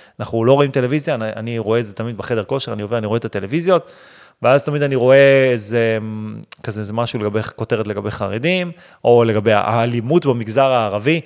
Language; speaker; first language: Hebrew; native; Hebrew